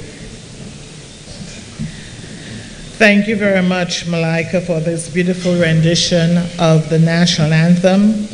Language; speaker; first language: English; non-native, local second language; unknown